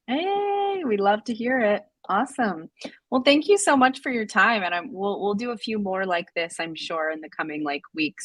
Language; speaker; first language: English; native; English